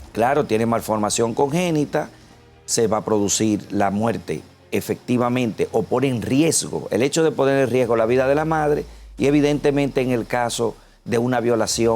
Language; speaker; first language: Spanish; native; Spanish